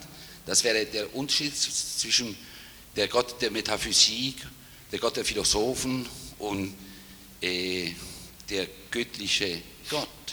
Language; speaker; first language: German; non-native, fluent; Italian